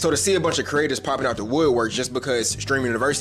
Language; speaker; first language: English; native; English